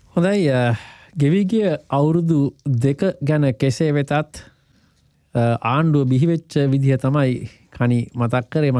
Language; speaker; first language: Sinhala; native; Sinhala